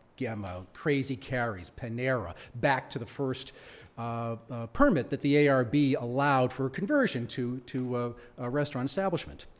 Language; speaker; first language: English; native; English